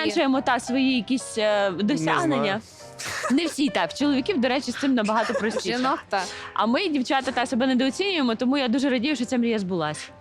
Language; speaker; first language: Ukrainian; native; Ukrainian